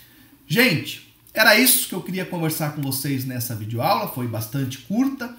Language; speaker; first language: Portuguese; native; Portuguese